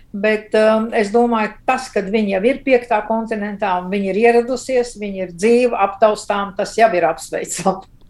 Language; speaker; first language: Latvian; early bilingual, heritage; Latvian